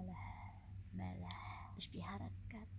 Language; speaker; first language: Arabic; non-native, learner; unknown